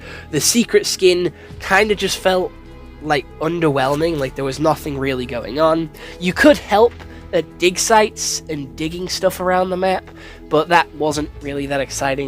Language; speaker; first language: English; native; English